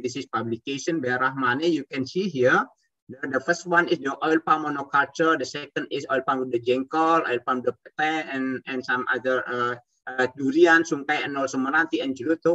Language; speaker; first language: English; non-native, fluent; Indonesian